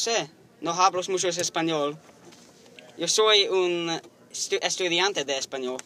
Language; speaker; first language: Spanish; non-native, learner; English